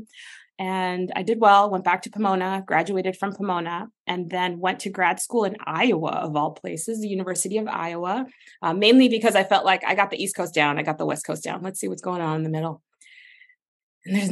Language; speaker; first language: English; native; English